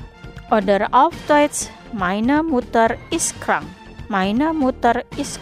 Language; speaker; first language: German; non-native, fluent; Indonesian